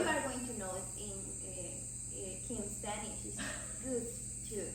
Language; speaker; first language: English; non-native, learner; Spanish